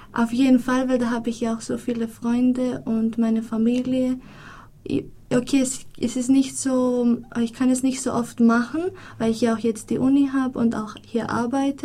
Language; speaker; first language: German; non-native, fluent; Greek